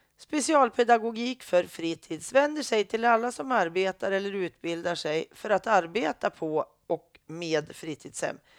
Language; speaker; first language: Swedish; native; Swedish